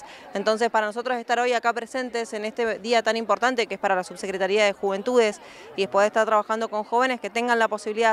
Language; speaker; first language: Spanish; native; Spanish